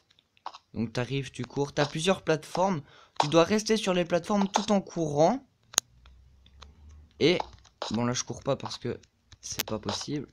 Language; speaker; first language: French; native; French